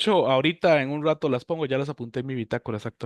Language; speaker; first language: Spanish; native; Spanish